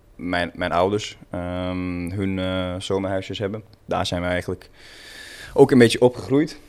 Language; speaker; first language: Dutch; non-native, fluent; Swedish